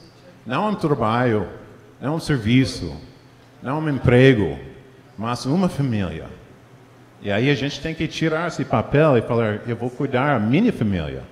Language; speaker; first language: Portuguese; non-native, fluent; English